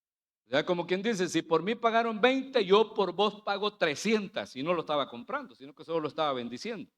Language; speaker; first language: Spanish; native; Spanish